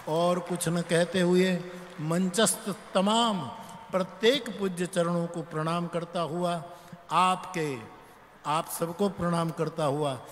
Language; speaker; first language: Hindi; non-native, local second language; Gujarati